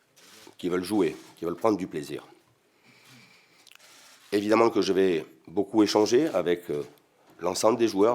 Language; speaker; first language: French; native; French